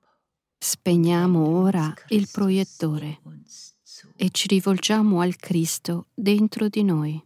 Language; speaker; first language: Italian; native; Italian